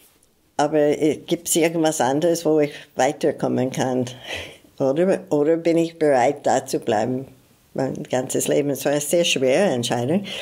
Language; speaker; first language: German; non-native, fluent; English